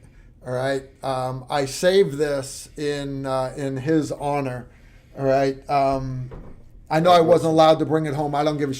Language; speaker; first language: English; native; English